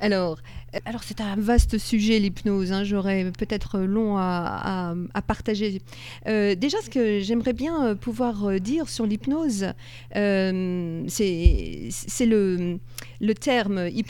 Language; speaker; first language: French; native; French